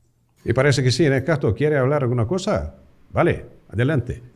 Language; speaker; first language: Spanish; non-native, fluent; Portuguese